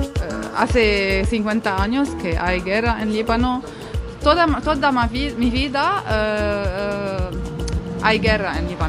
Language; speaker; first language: Spanish; non-native, fluent; Arabic